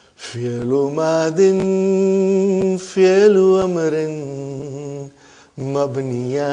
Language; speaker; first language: Arabic; non-native, fluent; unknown